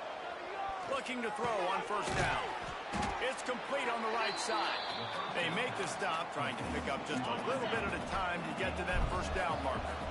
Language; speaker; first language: English; native; English